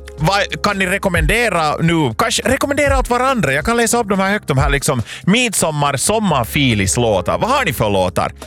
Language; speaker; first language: Swedish; native; Swedish